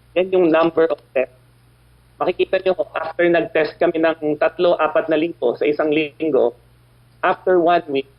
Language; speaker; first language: Filipino; native; Filipino